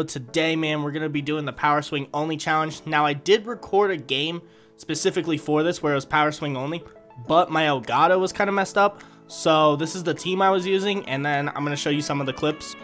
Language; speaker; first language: English; native; English